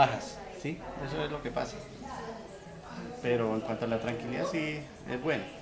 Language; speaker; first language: Spanish; native; Spanish